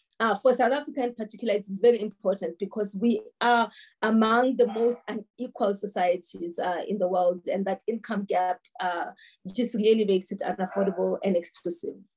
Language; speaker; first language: English; non-native, local second language; Tsonga